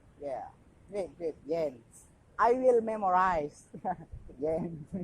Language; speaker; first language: English; non-native, learner; Achinese